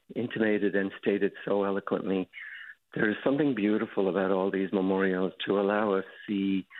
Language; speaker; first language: English; native; English